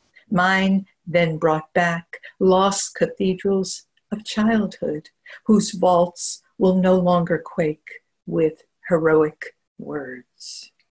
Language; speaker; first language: English; native; English